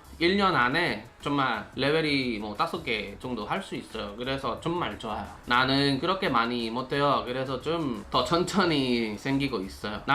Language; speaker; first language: Korean; non-native, learner; Spanish